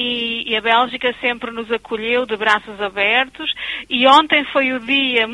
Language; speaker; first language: Portuguese; early bilingual, other home language; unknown